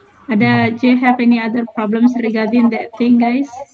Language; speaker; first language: English; non-native, fluent; Indonesian